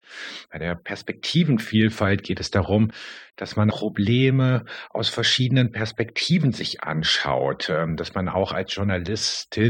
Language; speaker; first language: German; native; German